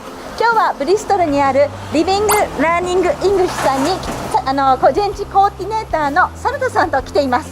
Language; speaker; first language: Japanese; native; Japanese